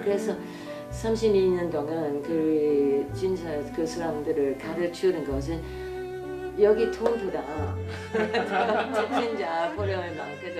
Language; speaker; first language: Korean; non-native, fluent; English